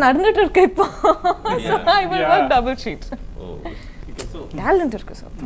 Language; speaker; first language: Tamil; non-native, learner; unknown